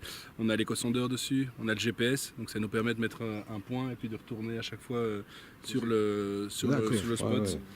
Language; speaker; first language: French; native; French